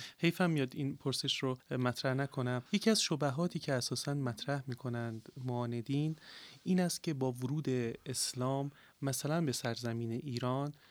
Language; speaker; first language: Persian; native; Persian